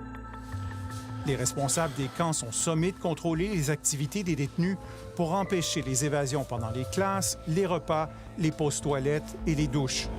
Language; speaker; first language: French; native; French